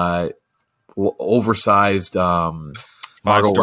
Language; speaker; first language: English; native; English